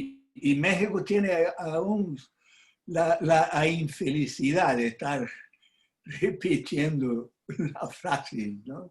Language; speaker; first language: Spanish; non-native, fluent; Portuguese